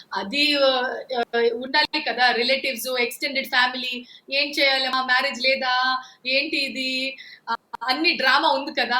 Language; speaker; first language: Telugu; non-native, local second language; Kannada